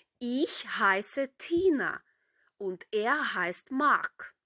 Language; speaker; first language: German; non-native, fluent; Ukrainian